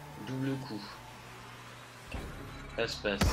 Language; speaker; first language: French; native; French